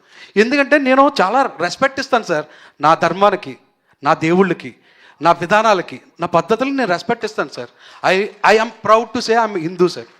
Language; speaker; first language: Telugu; native; Telugu